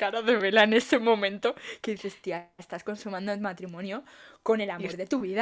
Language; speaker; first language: Spanish; native; Spanish